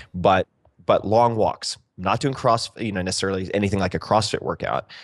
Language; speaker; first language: English; native; English